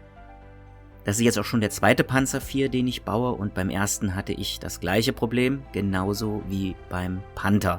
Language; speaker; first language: German; native; German